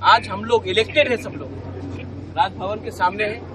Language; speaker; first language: Hindi; non-native, local second language; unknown